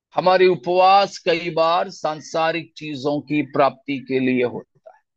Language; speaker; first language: Hindi; non-native, local second language; Malayalam